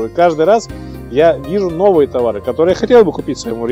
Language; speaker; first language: Russian; native; Russian